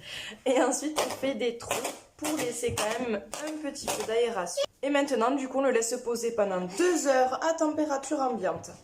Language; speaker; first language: French; native; French